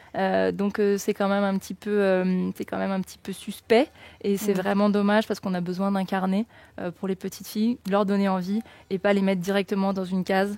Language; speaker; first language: French; native; French